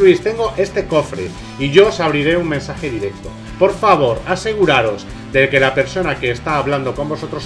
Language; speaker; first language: Spanish; native; Spanish